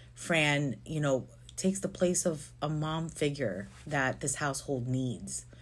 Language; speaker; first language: English; non-native, local second language; Filipino